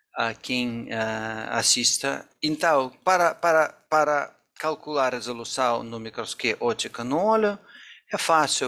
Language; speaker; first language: Portuguese; non-native, fluent; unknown